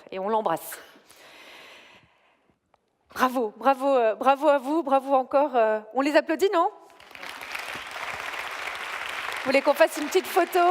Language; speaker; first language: French; native; French